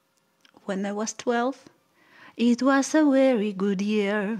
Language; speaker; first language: English; non-native, learner; Russian